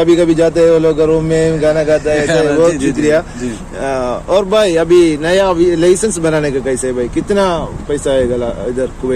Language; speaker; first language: Hindi; non-native, local second language; Malayalam